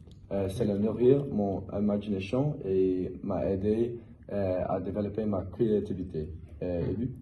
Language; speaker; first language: French; non-native, fluent; English